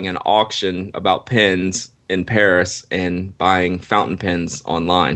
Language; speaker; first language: English; native; English